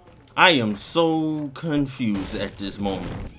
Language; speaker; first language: English; native; English